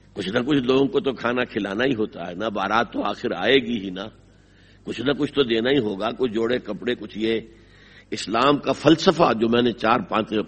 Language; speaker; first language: Urdu; native; Urdu